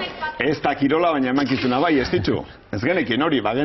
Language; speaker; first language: Basque; native; Basque